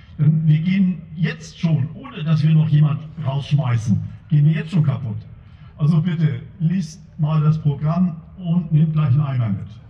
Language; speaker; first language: German; native; German